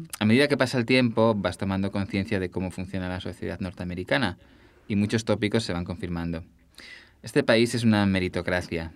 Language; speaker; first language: Spanish; native; Spanish